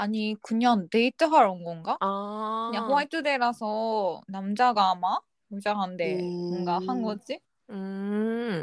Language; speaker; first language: Korean; non-native, fluent; Japanese